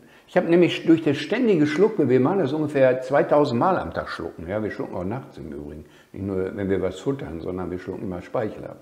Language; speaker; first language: German; native; German